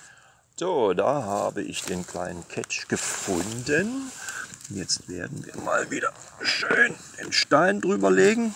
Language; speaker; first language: German; native; German